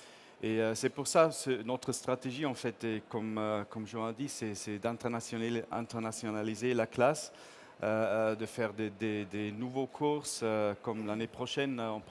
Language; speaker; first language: French; non-native, fluent; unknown